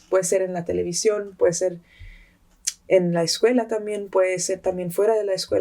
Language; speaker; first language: Spanish; early bilingual, heritage; Spanish